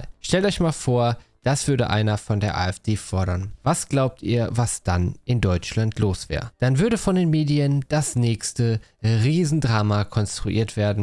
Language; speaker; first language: German; native; German